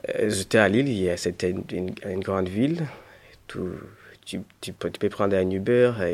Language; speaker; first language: French; non-native, learner; Kinyarwanda